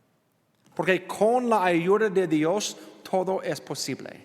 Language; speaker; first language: Spanish; non-native, learner; English